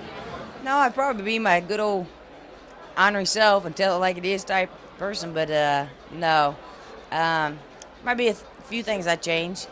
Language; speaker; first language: English; native; English